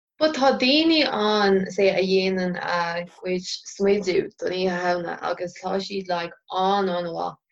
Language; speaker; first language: Irish; native; Irish